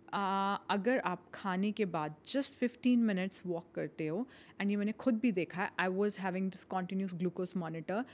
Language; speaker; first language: Hindi; native; Hindi